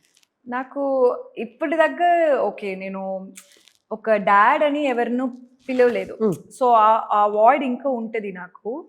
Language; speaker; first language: Telugu; non-native, learner; Tamil